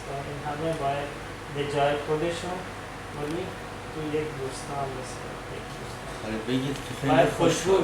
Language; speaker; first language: Persian; non-native, fluent; Urdu